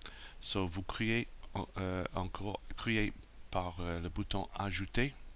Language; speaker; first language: French; non-native, learner; English